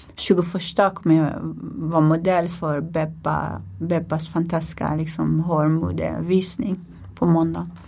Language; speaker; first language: Swedish; non-native, fluent; Persian